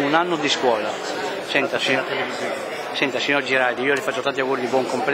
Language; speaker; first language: Italian; native; Italian